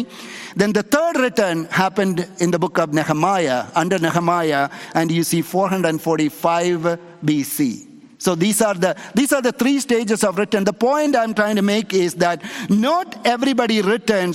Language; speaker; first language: English; non-native, local second language; Malayalam